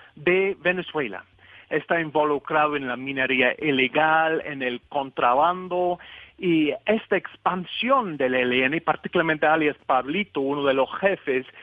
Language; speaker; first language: Spanish; non-native, fluent; English